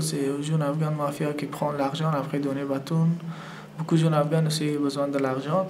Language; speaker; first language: French; non-native, learner; Persian